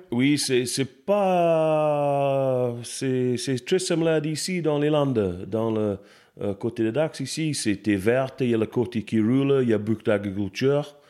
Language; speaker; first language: French; non-native, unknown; English